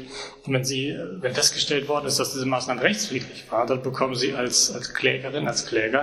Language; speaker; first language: German; native; German